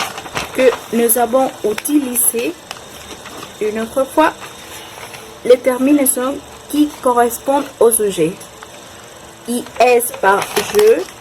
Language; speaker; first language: French; non-native, learner; Spanish